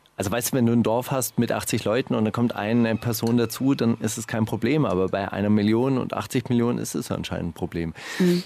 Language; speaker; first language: German; native; German